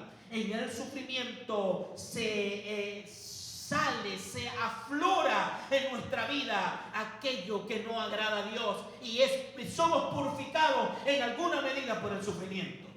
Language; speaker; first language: Spanish; native; Spanish